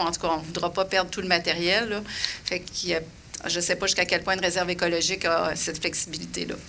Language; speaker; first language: French; native; French